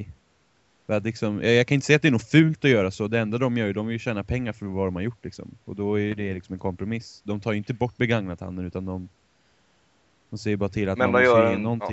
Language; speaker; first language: Swedish; native; Swedish